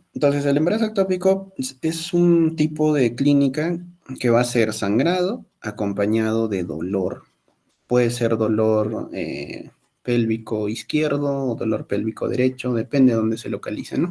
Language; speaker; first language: Spanish; native; Spanish